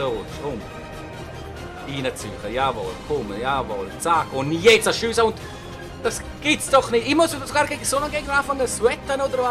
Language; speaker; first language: German; native; German